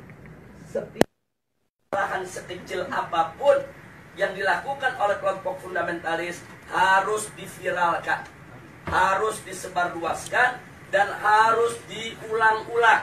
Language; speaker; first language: Indonesian; native; Indonesian